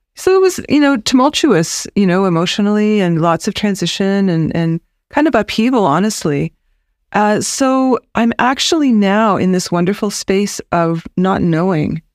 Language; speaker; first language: English; native; English